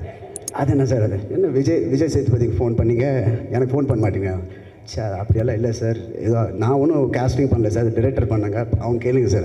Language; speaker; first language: Tamil; non-native, local second language; Telugu